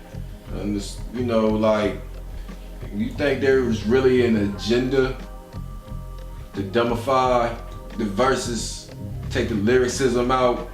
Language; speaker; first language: English; native; English